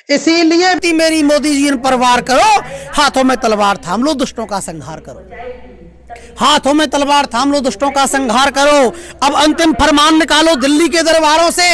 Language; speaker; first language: Hindi; native; Hindi